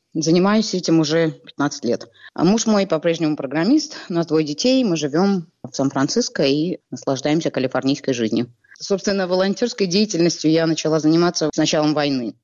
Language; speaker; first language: Russian; native; Russian